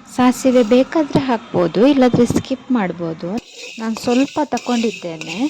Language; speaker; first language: Kannada; non-native, local second language; Tulu